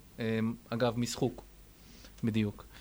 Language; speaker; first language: Hebrew; native; Hebrew